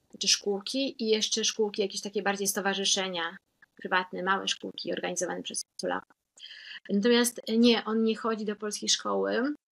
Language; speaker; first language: Polish; native; Polish